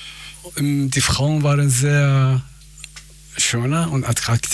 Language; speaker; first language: German; non-native, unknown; Persian